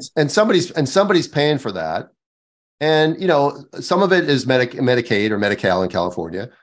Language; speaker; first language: English; native; English